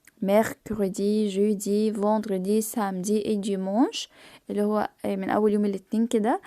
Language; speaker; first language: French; non-native, fluent; Arabic